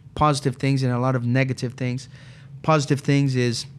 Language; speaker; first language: English; non-native, fluent; Portuguese